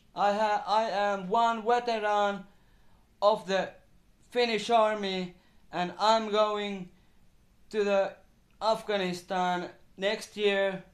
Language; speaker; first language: English; non-native, learner; Finnish